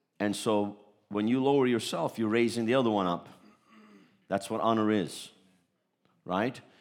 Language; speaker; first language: English; early bilingual, other home language; Turkish